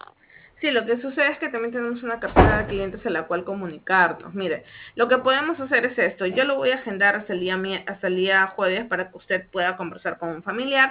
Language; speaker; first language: Spanish; native; Spanish